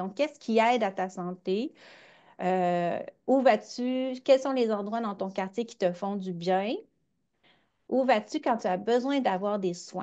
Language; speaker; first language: French; native; French